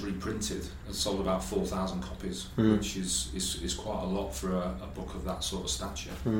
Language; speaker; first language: English; native; English